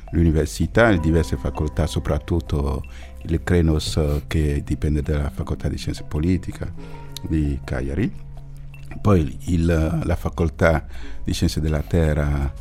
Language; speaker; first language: Italian; non-native, fluent; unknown